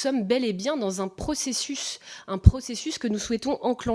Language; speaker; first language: French; native; French